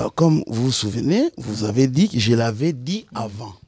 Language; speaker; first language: French; non-native, local second language; Lingala